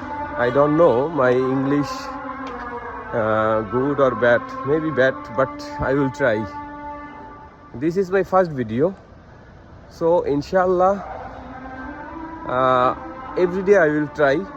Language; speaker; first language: English; non-native, learner; Bangla